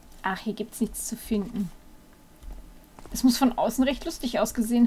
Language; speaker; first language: German; native; German